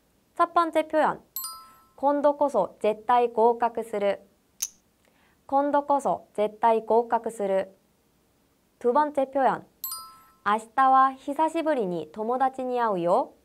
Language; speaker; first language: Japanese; non-native, fluent; Korean